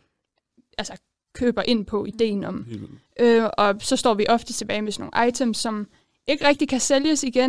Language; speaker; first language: Danish; native; Danish